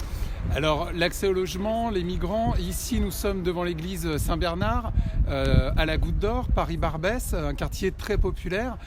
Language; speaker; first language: French; native; French